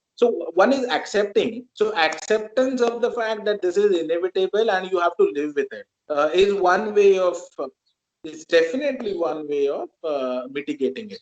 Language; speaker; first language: English; non-native, local second language; Marathi